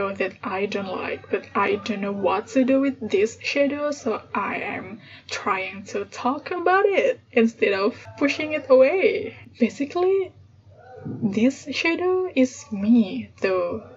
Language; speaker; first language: English; non-native, fluent; Indonesian